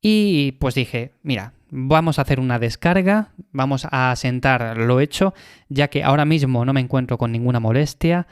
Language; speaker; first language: Spanish; native; Spanish